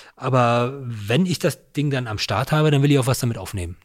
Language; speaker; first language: German; native; German